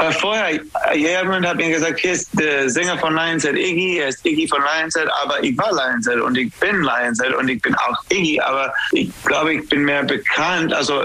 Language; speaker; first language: German; non-native, learner; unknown